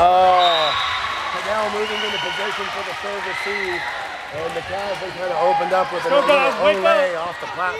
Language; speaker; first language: English; native; English